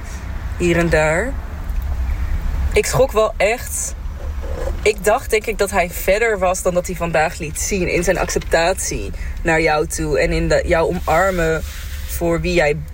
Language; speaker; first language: Dutch; native; Dutch